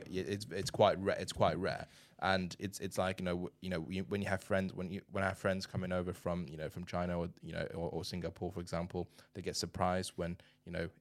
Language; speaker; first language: English; non-native, fluent; Chinese